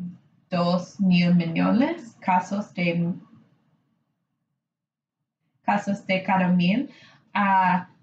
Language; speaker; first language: Spanish; non-native, learner; English